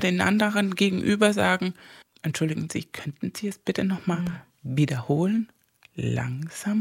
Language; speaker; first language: German; non-native, fluent; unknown